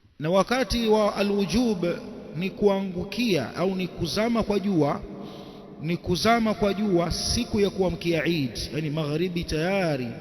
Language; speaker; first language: Swahili; native; Swahili